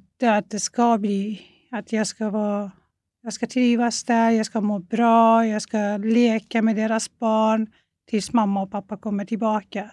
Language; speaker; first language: Swedish; non-native, fluent; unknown